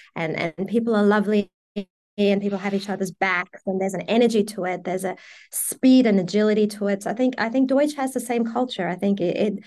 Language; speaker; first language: English; early bilingual, other home language; Persian